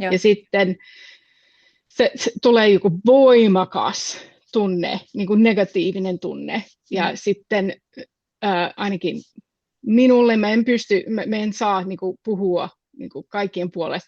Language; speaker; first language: Finnish; non-native, fluent; English